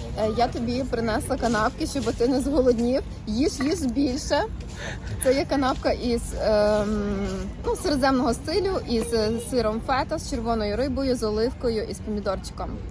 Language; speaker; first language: Ukrainian; native; Ukrainian